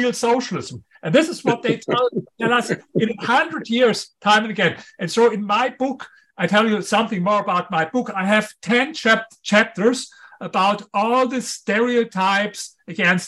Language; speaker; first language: English; non-native, fluent; German